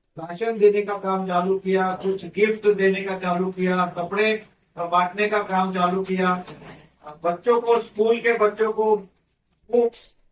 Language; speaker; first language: Hindi; non-native, local second language; Marathi